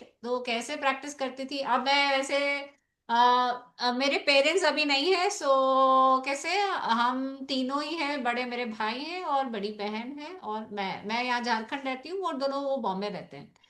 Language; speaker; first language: Hindi; native; Hindi